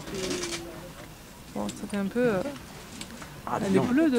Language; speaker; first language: French; native; French